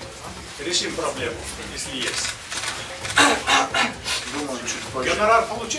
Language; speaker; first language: Russian; non-native, local second language; Kyrgyz